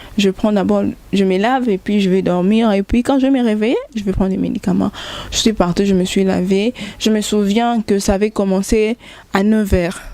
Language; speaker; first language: French; non-native, local second language; Lingala